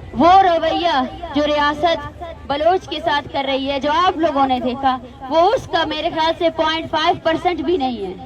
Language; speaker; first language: Urdu; non-native, local second language; Baluchi